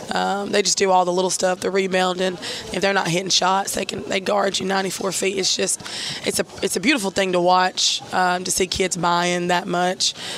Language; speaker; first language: English; native; English